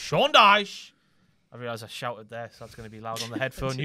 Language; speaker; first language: English; native; English